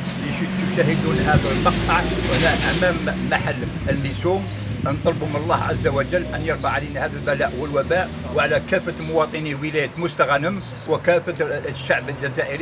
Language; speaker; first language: Arabic; native; Arabic